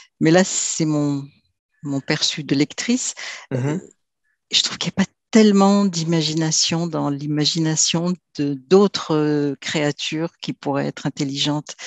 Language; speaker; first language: French; non-native, local second language; Arabic